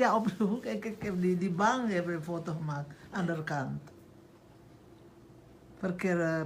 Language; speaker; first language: Dutch; non-native, learner; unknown